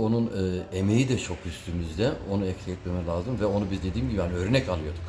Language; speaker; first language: Turkish; early bilingual, heritage; Turkish